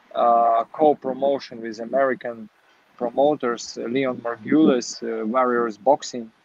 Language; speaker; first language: English; non-native, learner; Ukrainian